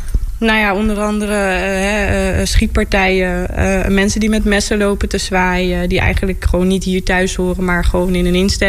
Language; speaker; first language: Dutch; native; Dutch